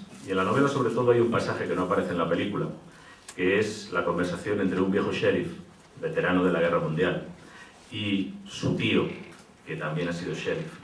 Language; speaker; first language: Spanish; native; Spanish